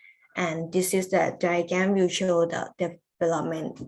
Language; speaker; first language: English; non-native, learner; Lao